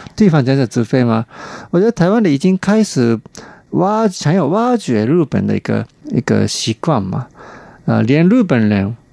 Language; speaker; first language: Chinese; non-native, fluent; Japanese